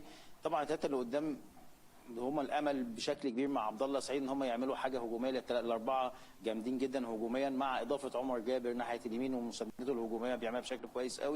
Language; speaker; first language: Arabic; native; Arabic